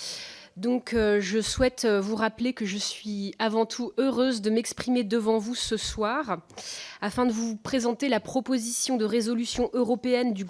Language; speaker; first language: French; native; French